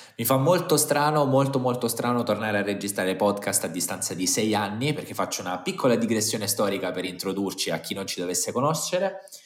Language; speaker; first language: Italian; native; Italian